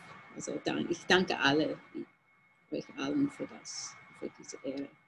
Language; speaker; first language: German; non-native, fluent; English